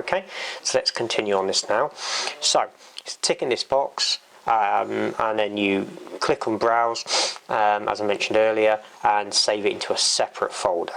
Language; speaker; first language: English; native; English